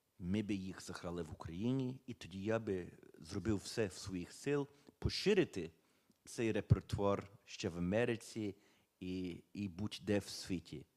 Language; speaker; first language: Ukrainian; early bilingual, heritage; Ukrainian